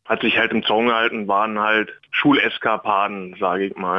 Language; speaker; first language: German; native; German